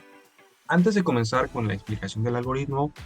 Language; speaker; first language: Spanish; native; Spanish